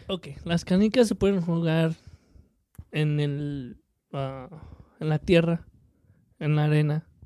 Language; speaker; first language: Spanish; native; Spanish